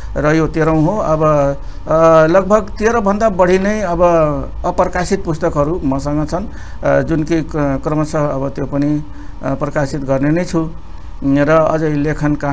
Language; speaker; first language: Nepali; non-native, local second language; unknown